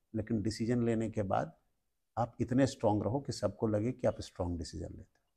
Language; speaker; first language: Hindi; non-native, local second language; Marathi